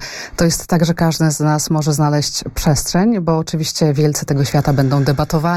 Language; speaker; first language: Polish; native; Polish